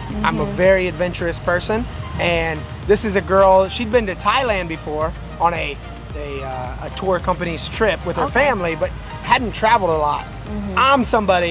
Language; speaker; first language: English; native; English